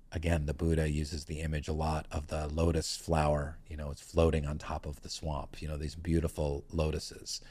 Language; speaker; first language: English; native; English